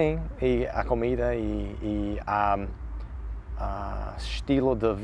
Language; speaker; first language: Portuguese; non-native, learner; English